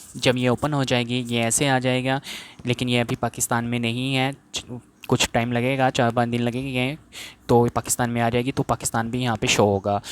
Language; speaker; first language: Urdu; non-native, local second language; Punjabi